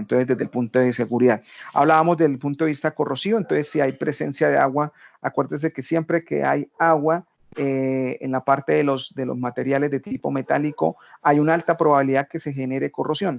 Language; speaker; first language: Spanish; native; Spanish